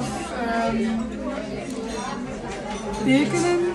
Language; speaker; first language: Dutch; non-native, learner; French